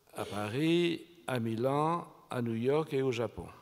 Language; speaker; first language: French; native; French